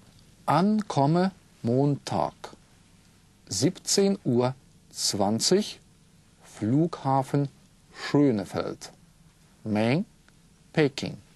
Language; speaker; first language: German; non-native, fluent; Russian